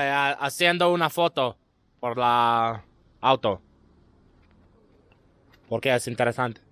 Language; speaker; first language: Spanish; non-native, learner; Hebrew